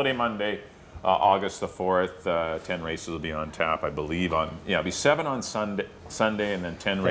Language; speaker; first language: English; native; English